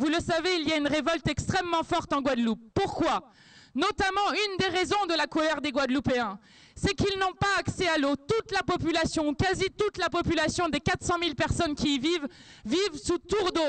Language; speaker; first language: French; native; French